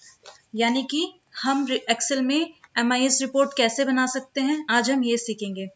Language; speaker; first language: Hindi; native; Hindi